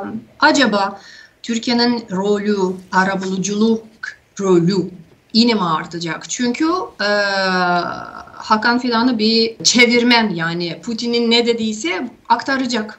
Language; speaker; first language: Turkish; non-native, fluent; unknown